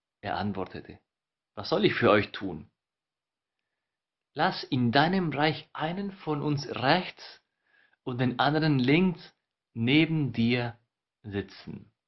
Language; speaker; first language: German; non-native, fluent; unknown